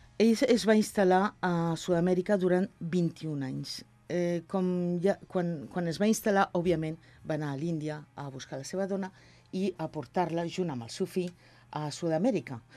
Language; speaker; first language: Catalan; non-native, local second language; Spanish